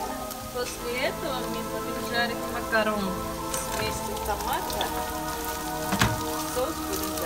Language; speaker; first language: Russian; non-native, learner; Tajik